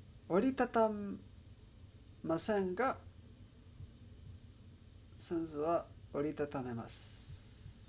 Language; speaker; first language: Japanese; non-native, learner; English